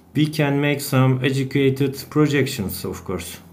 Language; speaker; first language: English; non-native, fluent; Turkish